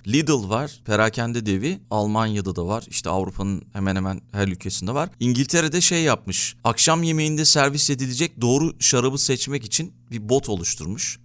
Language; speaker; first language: Turkish; native; Turkish